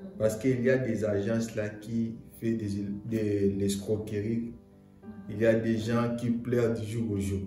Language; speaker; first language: French; non-native, local second language; Lingala